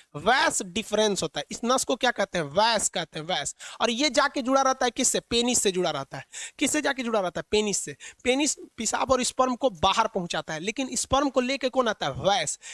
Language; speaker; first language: Hindi; native; Hindi